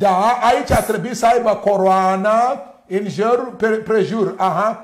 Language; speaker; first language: Romanian; non-native, learner; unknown